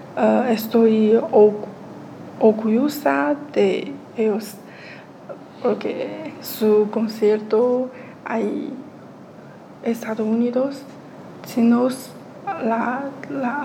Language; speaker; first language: Spanish; non-native, learner; Chinese